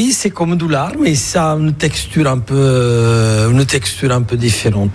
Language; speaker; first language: French; non-native, fluent; Italian